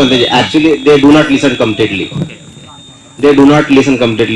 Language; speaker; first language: English; non-native, fluent; Hindi